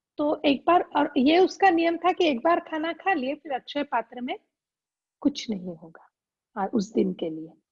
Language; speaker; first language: Hindi; non-native, local second language; Gujarati